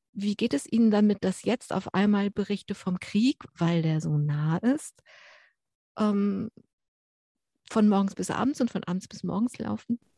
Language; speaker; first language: German; native; German